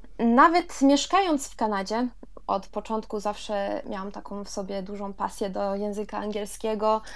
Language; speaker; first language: Polish; early bilingual, heritage; Polish